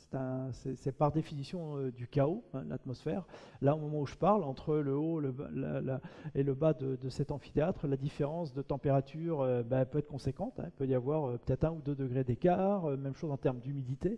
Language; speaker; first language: French; native; French